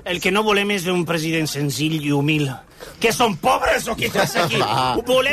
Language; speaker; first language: Catalan; native; Catalan